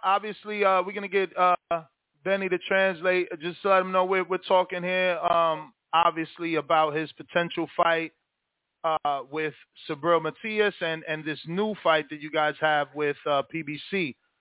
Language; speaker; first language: English; early bilingual, other home language; Spanish